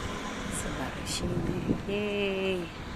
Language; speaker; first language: Japanese; non-native, learner; Filipino